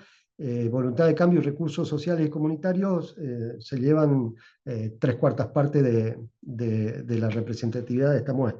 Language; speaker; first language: Spanish; native; Spanish